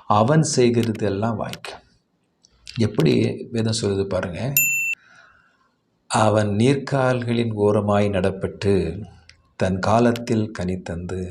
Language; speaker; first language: Tamil; native; Tamil